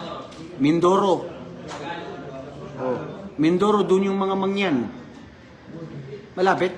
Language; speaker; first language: Filipino; non-native, local second language; Maranao